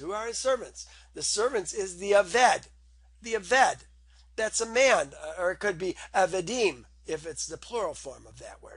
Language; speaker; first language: English; native; English